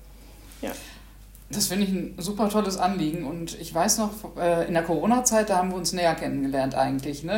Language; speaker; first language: German; native; German